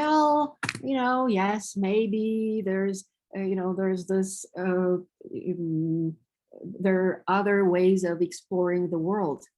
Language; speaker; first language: English; non-native, fluent; Romanian